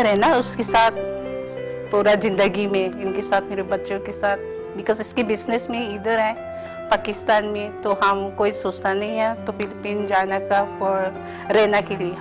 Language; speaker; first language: Hindi; non-native, learner; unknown